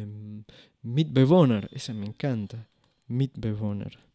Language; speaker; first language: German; non-native, fluent; Spanish